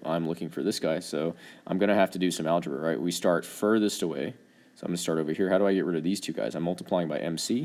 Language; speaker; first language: English; native; English